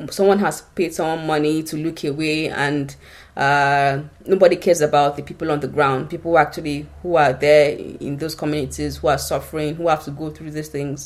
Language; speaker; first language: English; non-native, local second language; Yoruba